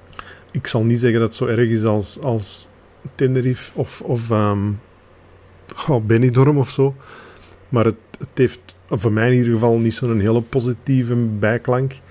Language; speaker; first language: Dutch; native; Dutch